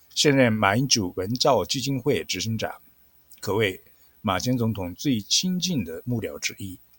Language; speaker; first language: Chinese; non-native, fluent; Japanese